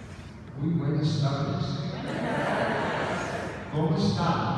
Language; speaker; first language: Spanish; native; Spanish